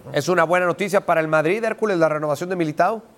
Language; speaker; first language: Spanish; native; Spanish